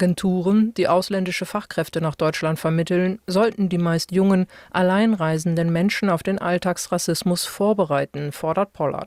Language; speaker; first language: German; native; German